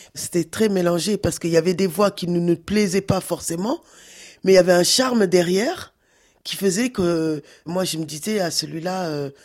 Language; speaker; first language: French; early bilingual, other home language; Wolof